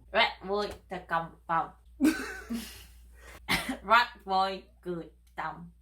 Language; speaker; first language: Vietnamese; non-native, learner; Chinese